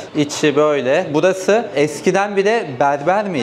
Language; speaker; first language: Turkish; native; Turkish